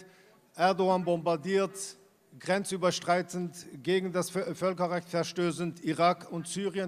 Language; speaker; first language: German; non-native, fluent; Kurdish